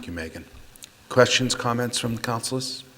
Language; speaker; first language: English; native; English